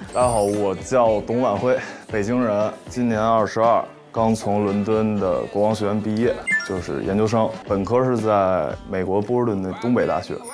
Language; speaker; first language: Chinese; native; Chinese